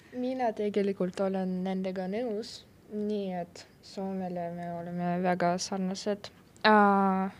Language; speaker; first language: Estonian; non-native, local second language; Russian